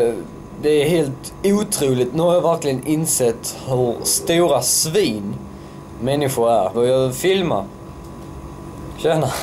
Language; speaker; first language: Swedish; native; Swedish